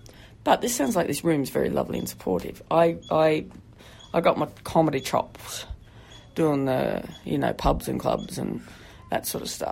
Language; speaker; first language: English; native; English